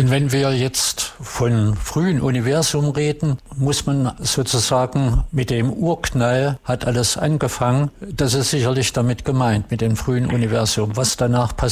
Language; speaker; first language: German; native; German